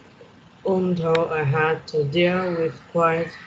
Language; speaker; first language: English; non-native, learner; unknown